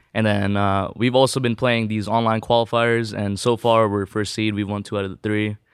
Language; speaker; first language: English; early bilingual, other home language; Filipino